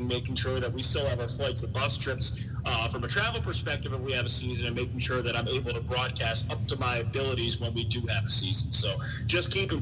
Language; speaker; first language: English; native; English